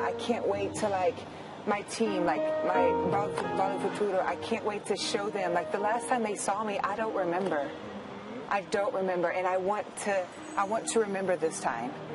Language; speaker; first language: English; native; English